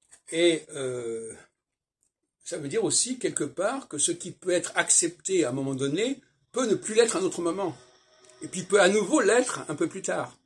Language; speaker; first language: French; native; French